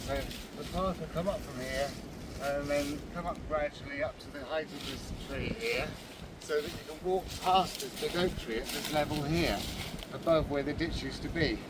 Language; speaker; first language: English; native; English